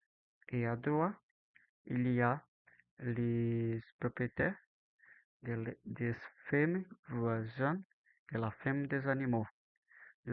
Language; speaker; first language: French; non-native, learner; Portuguese